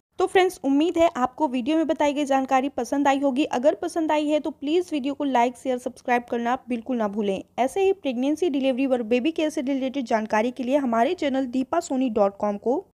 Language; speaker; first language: Hindi; native; Hindi